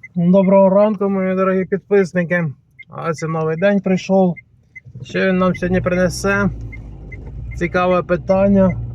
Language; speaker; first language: Ukrainian; non-native, local second language; Russian